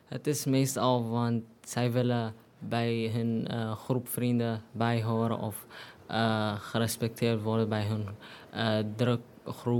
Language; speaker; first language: Dutch; non-native, learner; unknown